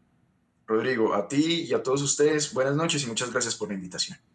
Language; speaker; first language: Spanish; native; Spanish